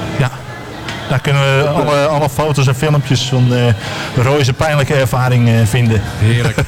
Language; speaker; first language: Dutch; native; Dutch